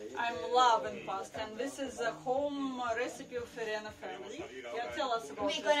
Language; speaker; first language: English; non-native, learner; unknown